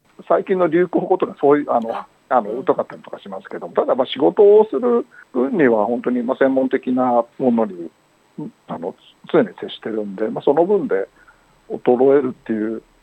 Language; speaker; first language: Japanese; native; Japanese